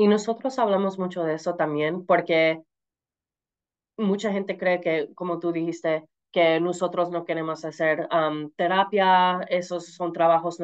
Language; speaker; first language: Spanish; early bilingual, heritage; Spanish